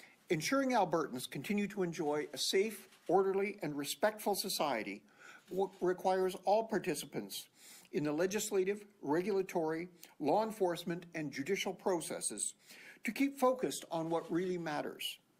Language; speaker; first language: English; native; English